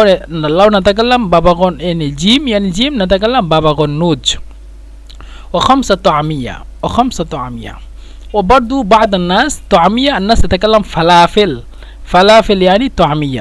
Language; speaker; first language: Arabic; non-native, fluent; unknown